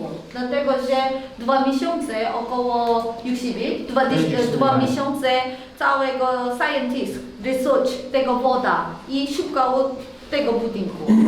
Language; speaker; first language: Polish; non-native, learner; Korean